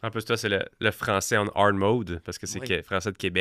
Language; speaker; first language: French; native; French